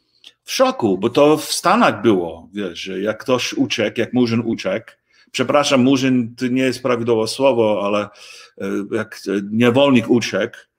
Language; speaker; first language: Polish; early bilingual, heritage; English